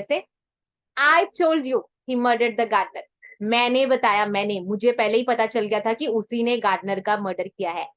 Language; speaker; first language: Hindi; non-native, local second language; Punjabi